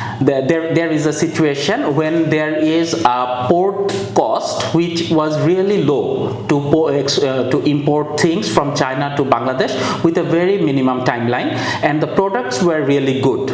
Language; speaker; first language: English; non-native, fluent; Bangla